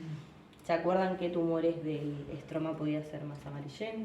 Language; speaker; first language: Spanish; native; Spanish